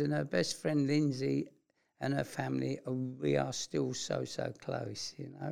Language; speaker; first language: English; native; English